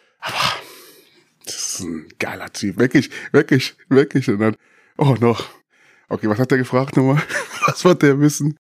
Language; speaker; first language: German; early bilingual, other home language; Akan